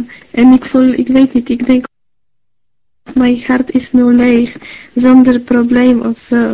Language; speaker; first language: Dutch; non-native, learner; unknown